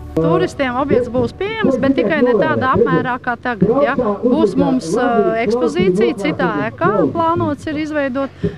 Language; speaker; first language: Latvian; native; Latvian